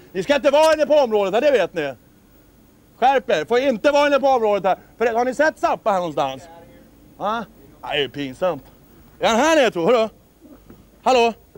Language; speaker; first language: Swedish; native; Swedish